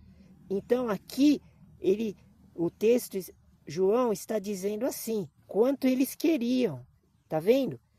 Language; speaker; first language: Portuguese; native; Portuguese